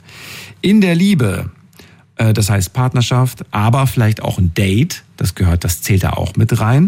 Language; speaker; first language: German; native; German